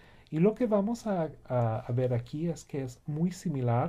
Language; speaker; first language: Spanish; non-native, fluent; English